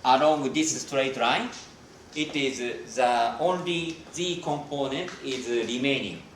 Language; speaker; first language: English; non-native, fluent; Japanese